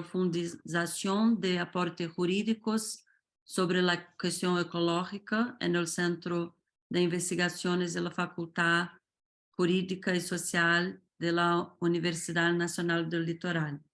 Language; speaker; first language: Spanish; non-native, fluent; Portuguese